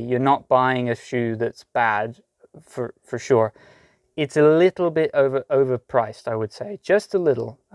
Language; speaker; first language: English; native; English